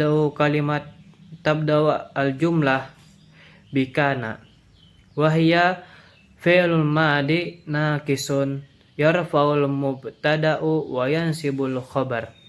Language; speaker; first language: Arabic; non-native, learner; Indonesian